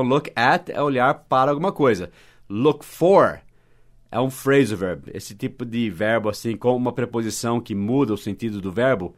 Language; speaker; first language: Portuguese; non-native, fluent; English